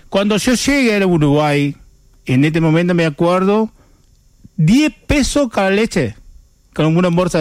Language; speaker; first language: Spanish; non-native, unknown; Chinese